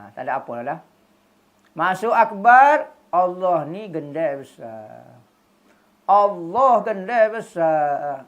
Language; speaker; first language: Malay; native; Malay